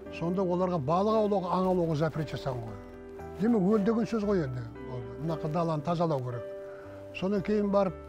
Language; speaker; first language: Kazakh; native; Kazakh